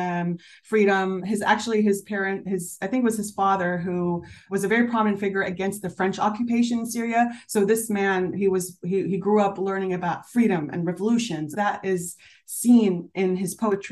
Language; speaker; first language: English; native; English